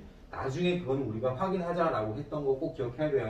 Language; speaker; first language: Korean; native; Korean